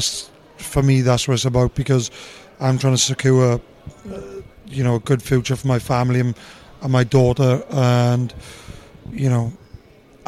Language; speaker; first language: English; native; English